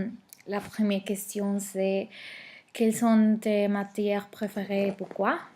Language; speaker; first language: French; non-native, learner; Spanish